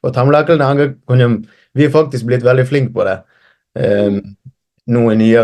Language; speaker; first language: Norwegian; early bilingual, other home language; Tamil